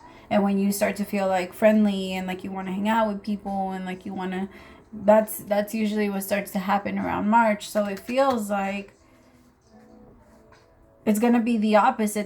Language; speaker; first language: English; native; English